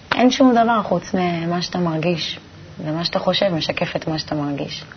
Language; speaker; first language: Hebrew; native; Hebrew